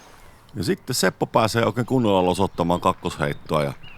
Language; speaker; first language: Finnish; native; Finnish